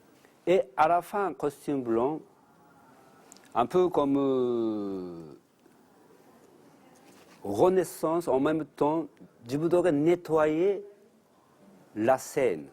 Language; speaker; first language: French; non-native, learner; Japanese